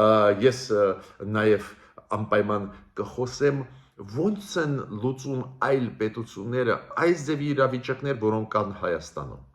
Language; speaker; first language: Armenian; native; Armenian